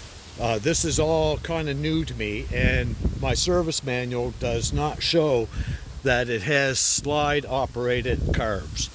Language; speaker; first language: English; native; English